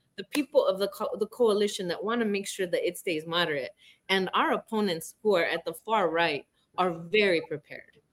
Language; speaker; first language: English; early bilingual, other home language; Spanish